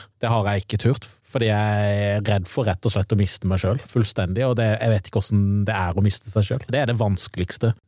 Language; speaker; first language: Norwegian; native; Norwegian